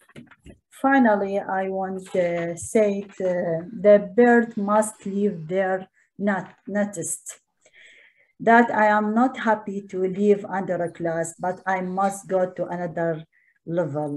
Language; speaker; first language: English; non-native, learner; Arabic